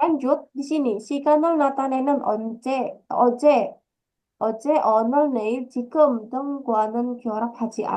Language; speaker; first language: Korean; non-native, fluent; Indonesian